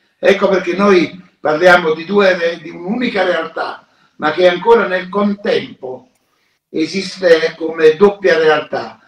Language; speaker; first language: Italian; native; Italian